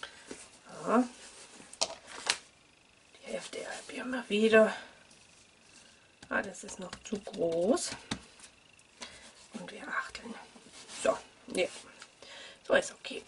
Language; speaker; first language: German; native; German